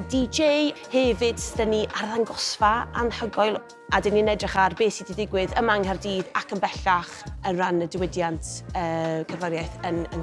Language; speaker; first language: Welsh; non-native, local second language; English